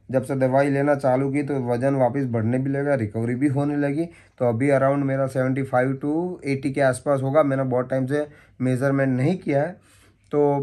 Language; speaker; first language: Hindi; non-native, local second language; Gujarati